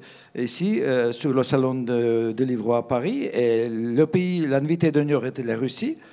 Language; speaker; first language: French; non-native, fluent; Russian